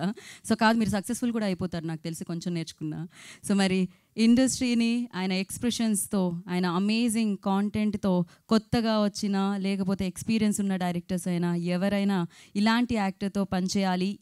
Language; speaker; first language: Telugu; native; Telugu